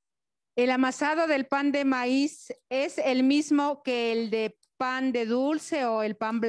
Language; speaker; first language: Spanish; native; Spanish